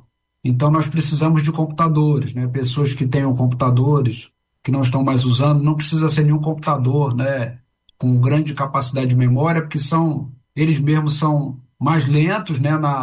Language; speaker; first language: Portuguese; native; Portuguese